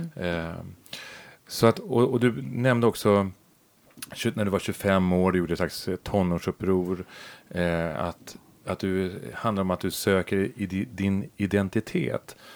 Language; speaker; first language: Swedish; native; Swedish